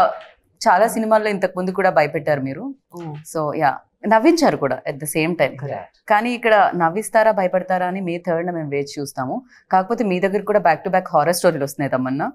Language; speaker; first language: Telugu; native; Telugu